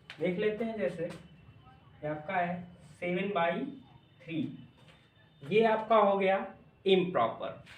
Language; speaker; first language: Hindi; native; Hindi